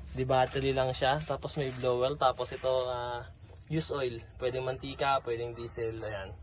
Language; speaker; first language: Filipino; native; Filipino